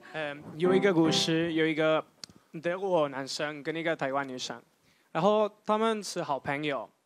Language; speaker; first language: Chinese; non-native, fluent; Spanish